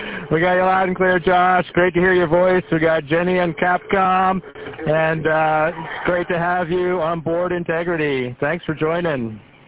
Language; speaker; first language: English; native; English